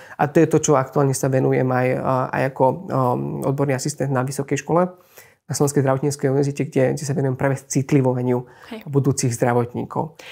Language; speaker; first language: Slovak; non-native, local second language; Hungarian